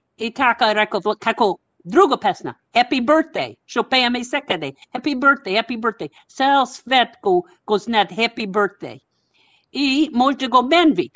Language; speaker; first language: Macedonian; non-native, fluent; English